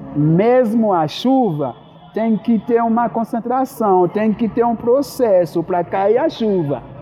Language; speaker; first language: Portuguese; non-native, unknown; Haitian Creole